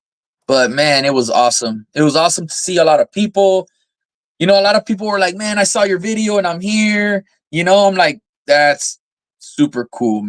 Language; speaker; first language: English; native; English